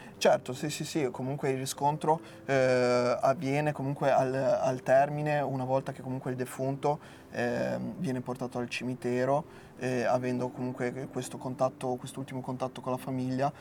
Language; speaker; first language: Italian; native; Italian